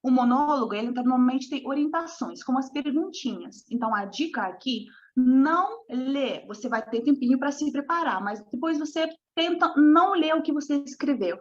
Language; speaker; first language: Portuguese; non-native, fluent; Russian